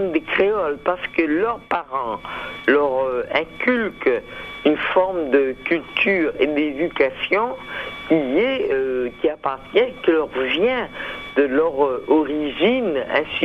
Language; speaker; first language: French; native; French